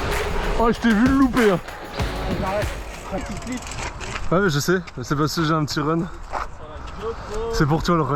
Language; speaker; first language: French; native; French